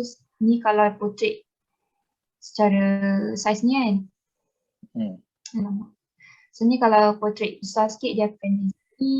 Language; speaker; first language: Malay; native; Malay